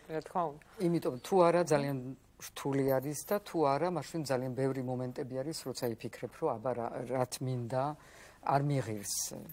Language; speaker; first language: Georgian; early bilingual, heritage; Georgian